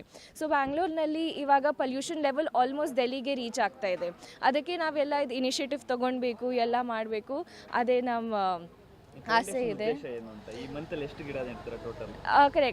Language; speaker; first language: Kannada; non-native, local second language; Hindi